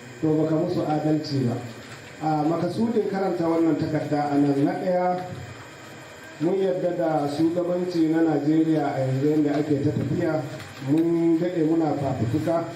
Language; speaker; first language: Hausa; non-native, local second language; Fula